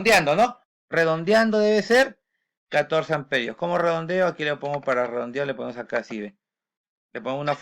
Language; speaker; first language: Spanish; native; Spanish